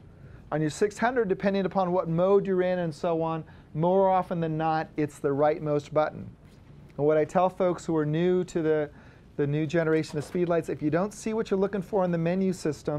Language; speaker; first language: English; native; English